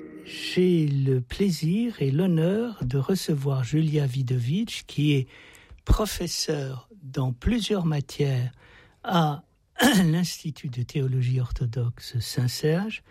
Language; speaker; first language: French; native; French